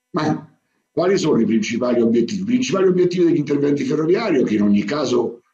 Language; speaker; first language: Italian; native; Italian